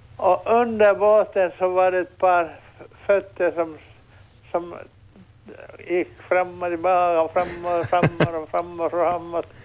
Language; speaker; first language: Swedish; native; Swedish